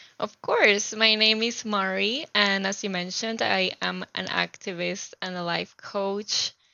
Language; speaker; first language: English; non-native, fluent; Spanish